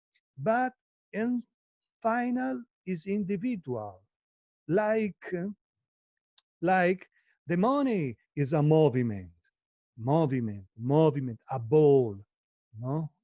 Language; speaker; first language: English; non-native, learner; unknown